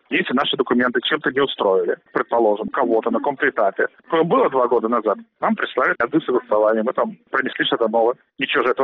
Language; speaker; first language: Russian; native; Russian